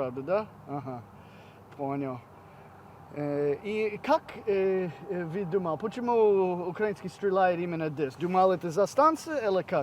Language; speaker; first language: Russian; non-native, learner; English